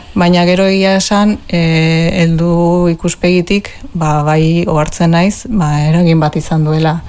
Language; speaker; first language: Basque; non-native, local second language; Spanish